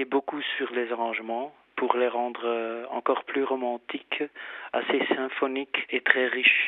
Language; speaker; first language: French; non-native, fluent; Dutch